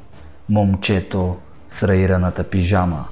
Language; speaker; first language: Bulgarian; native; Bulgarian